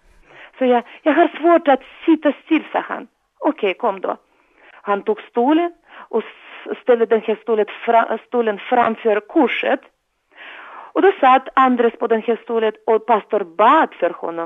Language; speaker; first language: Swedish; non-native, learner; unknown